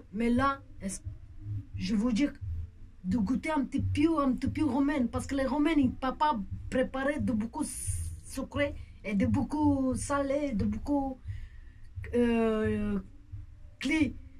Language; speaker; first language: French; non-native, local second language; Romanian